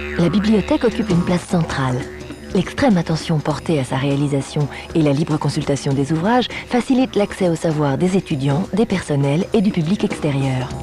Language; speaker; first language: French; native; French